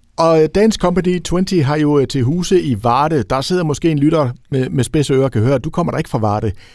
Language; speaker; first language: Danish; native; Danish